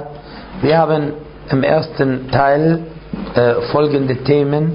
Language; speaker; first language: German; non-native, fluent; Arabic